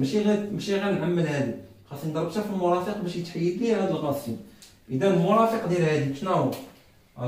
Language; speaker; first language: Arabic; native; Arabic